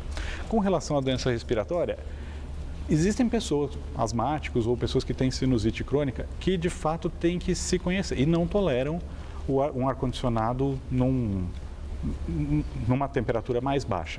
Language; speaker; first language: Portuguese; native; Portuguese